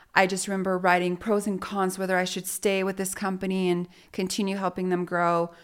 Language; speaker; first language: English; early bilingual, other home language; Spanish